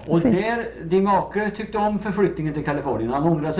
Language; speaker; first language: Swedish; native; Swedish